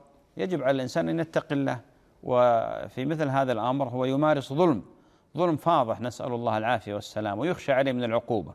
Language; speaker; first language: Arabic; native; Arabic